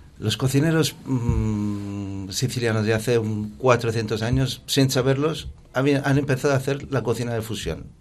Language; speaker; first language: Spanish; non-native, fluent; Italian